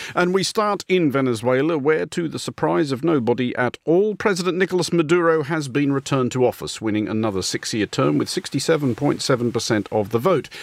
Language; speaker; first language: English; native; English